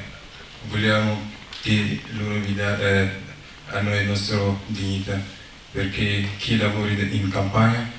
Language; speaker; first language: Italian; non-native, learner; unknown